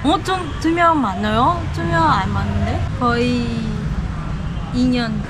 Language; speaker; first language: Korean; non-native, learner; Vietnamese